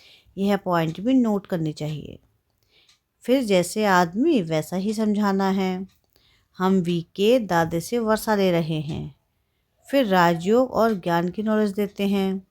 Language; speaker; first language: Hindi; native; Hindi